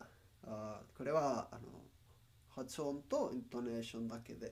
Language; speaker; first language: Japanese; non-native, learner; Spanish